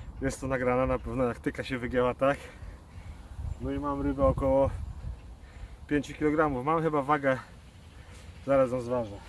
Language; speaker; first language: Polish; native; Polish